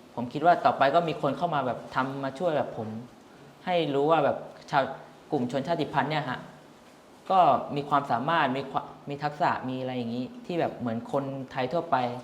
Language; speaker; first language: Thai; non-native, local second language; Hmong